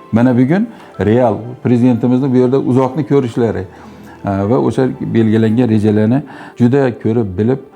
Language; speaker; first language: Uzbek; native; Uzbek